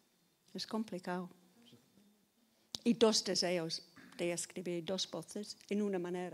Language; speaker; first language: Spanish; non-native, fluent; English